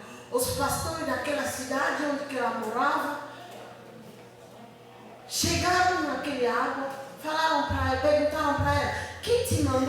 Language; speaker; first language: Portuguese; non-native, learner; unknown